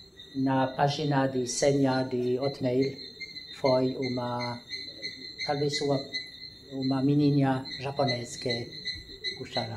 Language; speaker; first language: Portuguese; non-native, learner; French